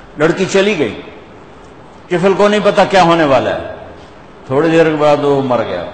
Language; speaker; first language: Urdu; non-native, local second language; Punjabi